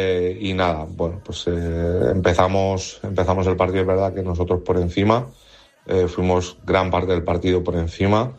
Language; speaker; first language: Spanish; native; Spanish